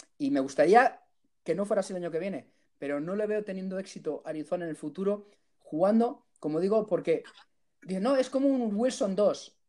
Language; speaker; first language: Spanish; early bilingual, heritage; Spanish